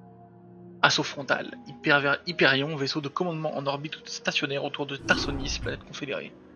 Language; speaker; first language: French; native; French